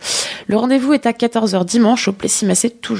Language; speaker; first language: French; native; French